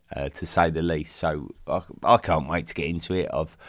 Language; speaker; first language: English; native; English